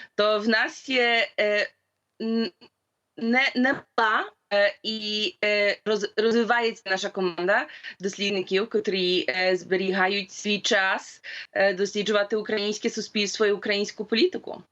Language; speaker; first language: Ukrainian; early bilingual, heritage; Ukrainian